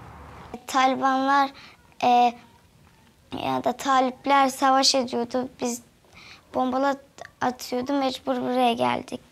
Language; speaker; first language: Turkish; early bilingual, other home language; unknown